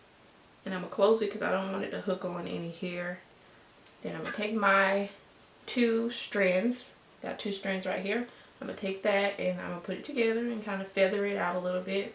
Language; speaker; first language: English; native; English